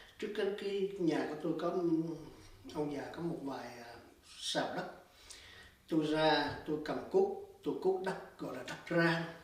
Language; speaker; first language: Vietnamese; native; Vietnamese